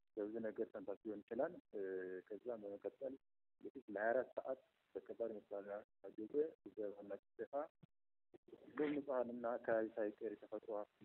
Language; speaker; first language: Amharic; native; Amharic